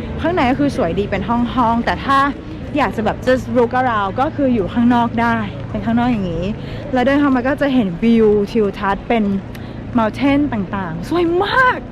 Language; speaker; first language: Thai; native; Thai